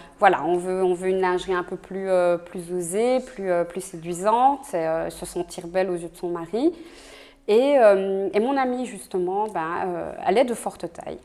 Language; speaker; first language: French; early bilingual, other home language; Spanish